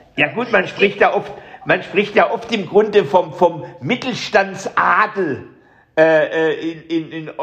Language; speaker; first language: German; native; German